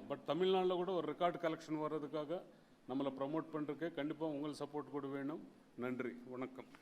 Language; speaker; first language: Tamil; non-native, learner; Telugu